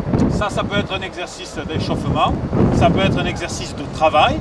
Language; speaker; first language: French; native; French